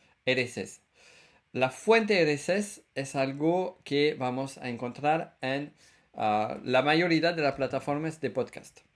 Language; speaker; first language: Spanish; non-native, fluent; French